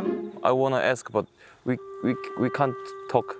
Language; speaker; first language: English; non-native, learner; Korean